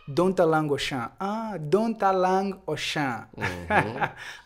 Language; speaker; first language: French; non-native, fluent; Portuguese